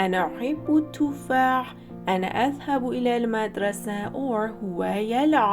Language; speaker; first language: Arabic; non-native, fluent; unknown